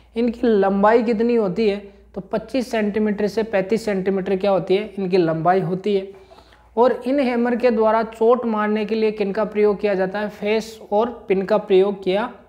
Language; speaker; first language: Hindi; native; Hindi